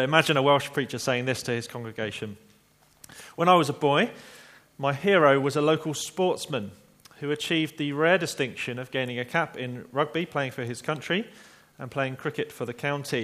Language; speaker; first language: English; native; English